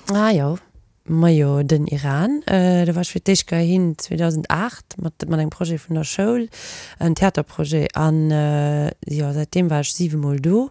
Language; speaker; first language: Luxembourgish; native; Luxembourgish